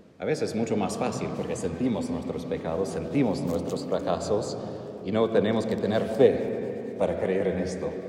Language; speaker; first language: Spanish; non-native, fluent; English